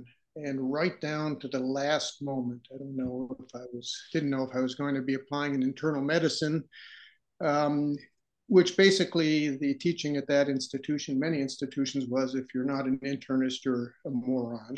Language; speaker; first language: English; native; English